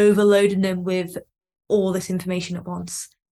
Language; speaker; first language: English; native; English